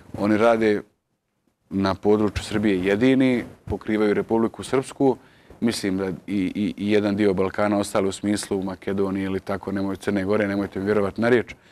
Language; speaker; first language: Serbian; native; Serbian